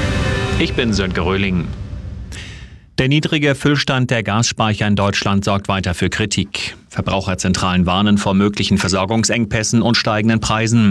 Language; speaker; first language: German; native; German